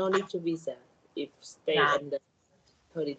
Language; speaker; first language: English; non-native, learner; Thai